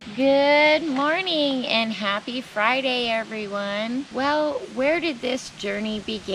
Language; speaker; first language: English; native; English